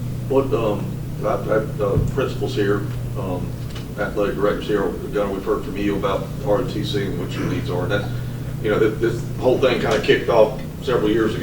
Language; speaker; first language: English; native; English